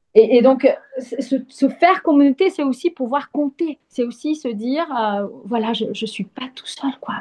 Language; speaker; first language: French; non-native, fluent; Portuguese